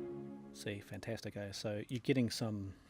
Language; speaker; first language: English; native; English